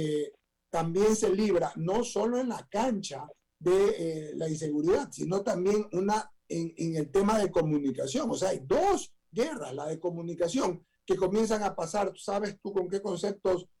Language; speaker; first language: Spanish; native; Spanish